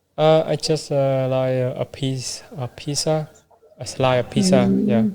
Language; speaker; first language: English; non-native, learner; Vietnamese